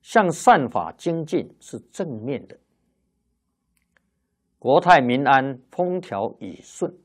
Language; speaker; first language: Chinese; native; Chinese